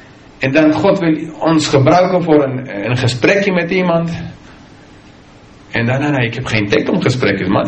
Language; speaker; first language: Dutch; non-native, fluent; English